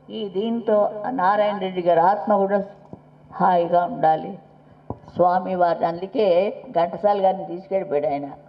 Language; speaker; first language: Telugu; native; Telugu